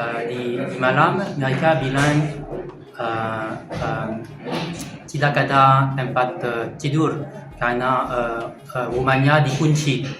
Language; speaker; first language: Indonesian; non-native, learner; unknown